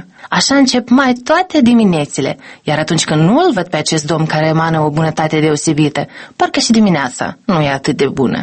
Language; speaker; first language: Romanian; native; Romanian